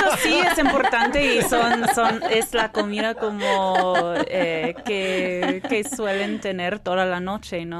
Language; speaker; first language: Spanish; non-native, fluent; English